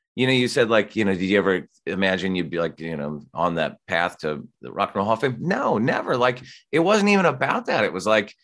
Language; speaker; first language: English; native; English